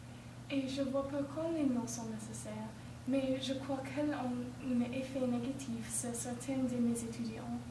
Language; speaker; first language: French; non-native, learner; English